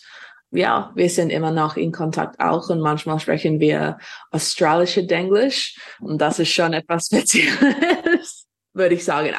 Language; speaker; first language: German; non-native, fluent; English